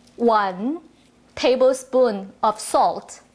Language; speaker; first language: English; non-native, learner; Chinese